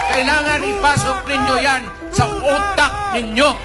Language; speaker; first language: Filipino; non-native, local second language; Cebuano